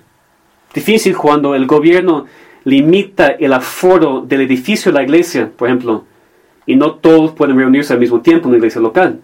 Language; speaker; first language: Spanish; non-native, fluent; English